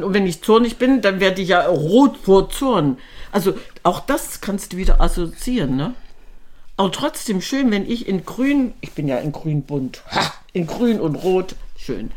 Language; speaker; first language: German; native; German